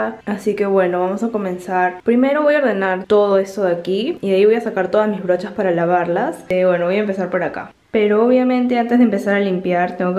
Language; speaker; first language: Spanish; native; Spanish